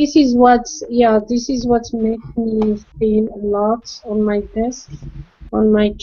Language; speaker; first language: English; non-native, learner; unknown